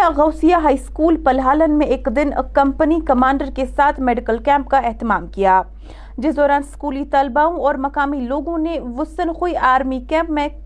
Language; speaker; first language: Urdu; non-native, local second language; Kashmiri